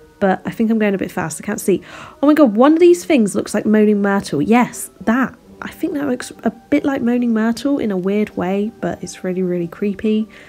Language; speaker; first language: English; native; English